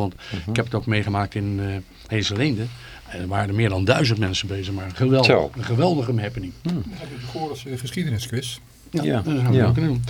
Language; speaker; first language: Dutch; native; Dutch